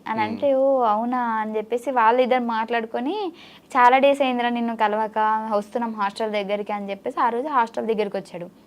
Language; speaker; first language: Telugu; native; Telugu